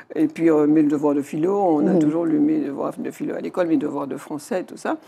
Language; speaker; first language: French; native; French